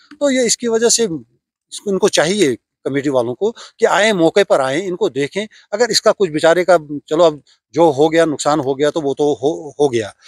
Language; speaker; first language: Hindi; non-native, local second language; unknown